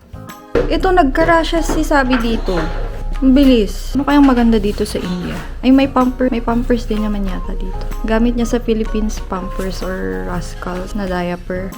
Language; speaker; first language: Filipino; native; Filipino